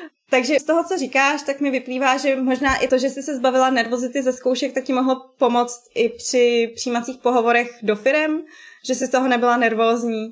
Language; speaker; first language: Czech; native; Czech